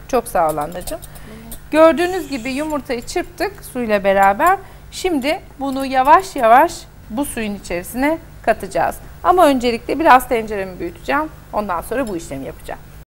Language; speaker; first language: Turkish; native; Turkish